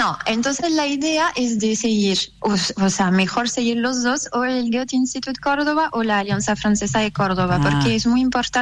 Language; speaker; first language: Spanish; non-native, fluent; French